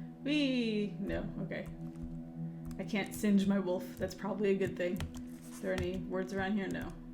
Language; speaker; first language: English; native; English